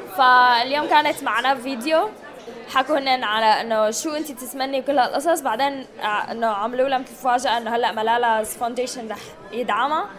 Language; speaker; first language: Arabic; native; Arabic